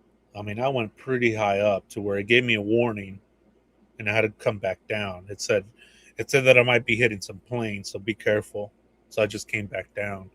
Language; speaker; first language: English; native; English